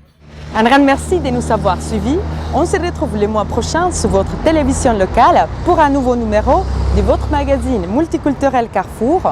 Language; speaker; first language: French; native; French